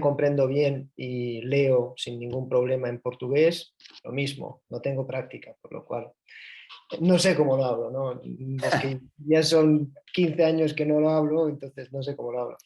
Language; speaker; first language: Spanish; early bilingual, heritage; Spanish